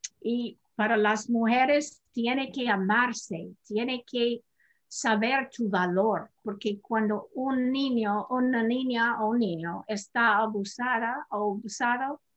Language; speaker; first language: Spanish; non-native, fluent; English